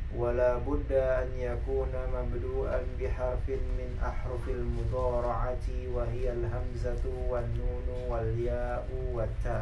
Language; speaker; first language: Arabic; non-native, fluent; Indonesian